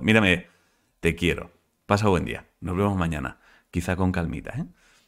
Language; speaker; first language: Spanish; native; Spanish